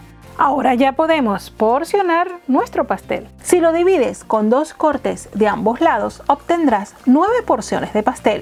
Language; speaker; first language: Spanish; native; Spanish